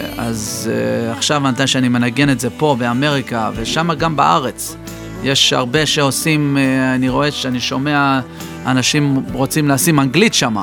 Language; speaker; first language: Hebrew; early bilingual, heritage; Hebrew